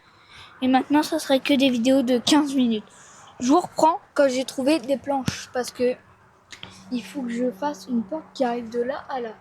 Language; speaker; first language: French; native; French